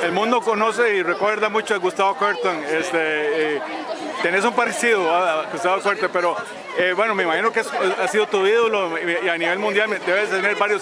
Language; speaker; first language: Spanish; native; Spanish